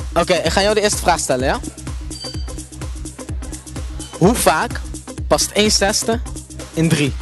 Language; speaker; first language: Dutch; native; Dutch